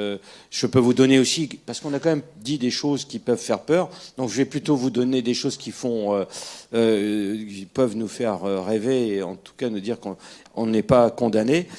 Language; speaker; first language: French; native; French